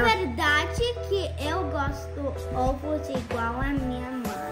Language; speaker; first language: Portuguese; early bilingual, heritage; Portuguese